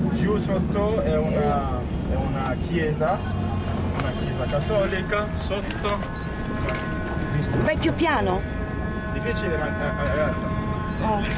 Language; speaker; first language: Italian; non-native, fluent; Haitian Creole